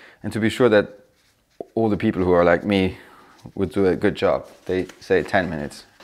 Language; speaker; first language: English; non-native, fluent; German